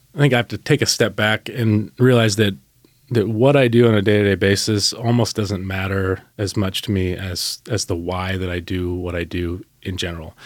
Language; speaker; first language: English; native; English